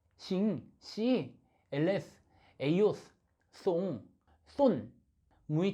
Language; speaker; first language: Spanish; non-native, fluent; Korean